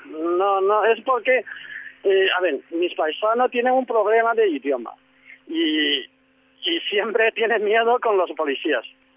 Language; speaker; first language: Spanish; non-native, learner; Chinese